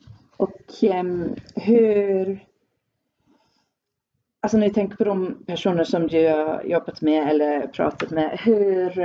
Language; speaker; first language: Swedish; non-native, fluent; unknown